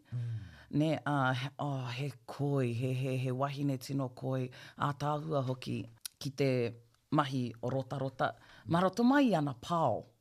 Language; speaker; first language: Māori; non-native, local second language; English